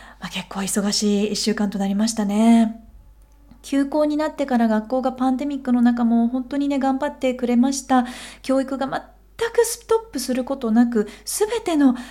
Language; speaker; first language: Japanese; native; Japanese